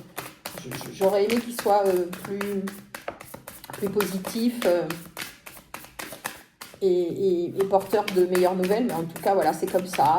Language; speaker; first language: French; native; French